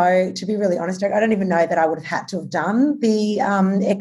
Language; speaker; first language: English; native; English